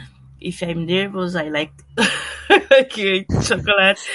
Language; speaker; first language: English; non-native, learner; Portuguese